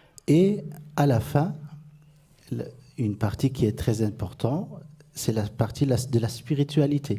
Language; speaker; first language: French; non-native, fluent; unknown